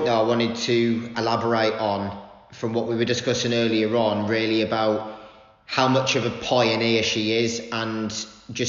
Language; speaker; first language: English; native; English